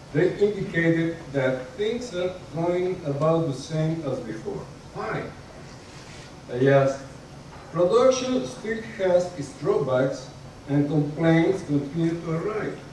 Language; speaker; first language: English; non-native, fluent; Spanish